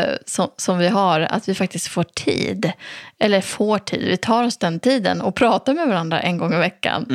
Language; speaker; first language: Swedish; native; Swedish